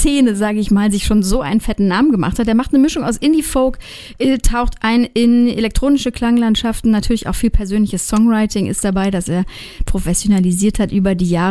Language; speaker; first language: German; native; German